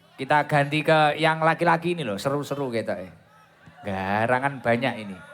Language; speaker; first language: Indonesian; non-native, local second language; Javanese